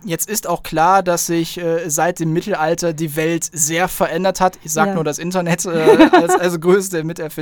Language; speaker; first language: German; native; German